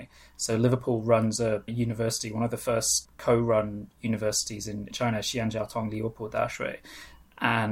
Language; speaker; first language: English; non-native, local second language; Welsh